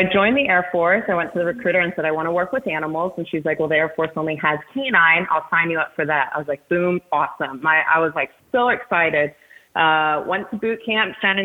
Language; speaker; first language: English; native; English